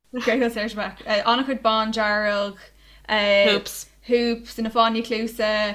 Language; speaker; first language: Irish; non-native, local second language; English